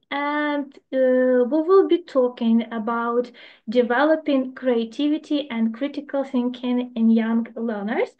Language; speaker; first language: English; non-native, fluent; Ukrainian